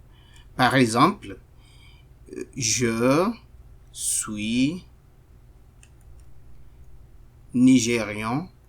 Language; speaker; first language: French; non-native, fluent; Igbo